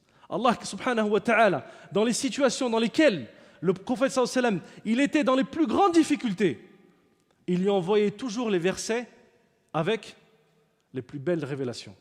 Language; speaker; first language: French; native; French